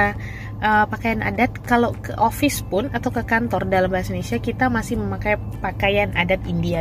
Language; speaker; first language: Indonesian; non-native, local second language; Tamil